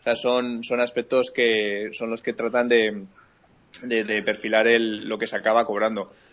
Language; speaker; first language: Spanish; native; Spanish